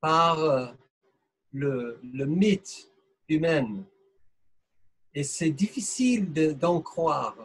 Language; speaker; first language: French; non-native, fluent; English